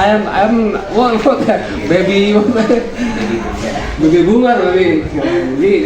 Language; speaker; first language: English; non-native, learner; Indonesian